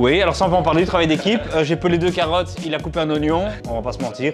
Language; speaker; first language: French; native; French